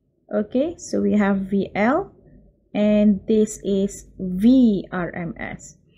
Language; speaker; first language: English; non-native, local second language; Malay